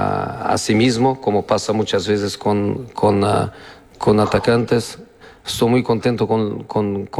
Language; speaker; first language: Spanish; non-native, fluent; Portuguese